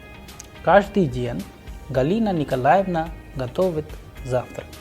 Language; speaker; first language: Russian; non-native, fluent; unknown